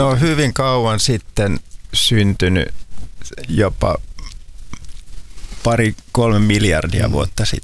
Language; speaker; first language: Finnish; native; Finnish